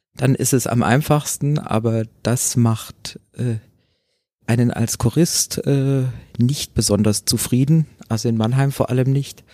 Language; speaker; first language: German; native; German